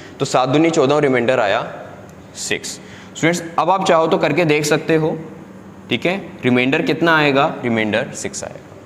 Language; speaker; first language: Hindi; native; Hindi